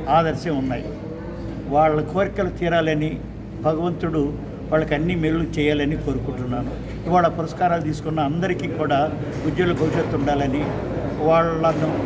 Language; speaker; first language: Telugu; native; Telugu